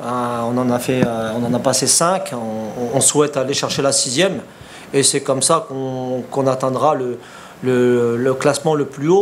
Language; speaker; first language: French; native; French